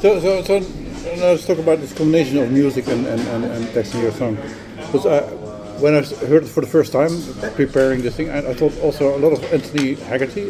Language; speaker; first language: English; non-native, fluent; Dutch